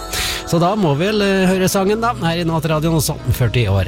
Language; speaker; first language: Norwegian; native; Norwegian